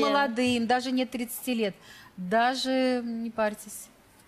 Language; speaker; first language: Russian; native; Russian